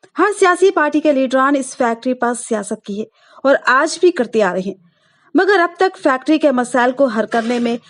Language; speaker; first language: Urdu; native; Urdu